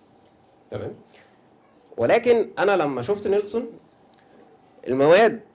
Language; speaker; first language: Arabic; native; Arabic